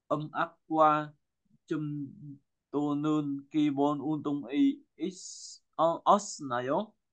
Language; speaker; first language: Korean; non-native, learner; Vietnamese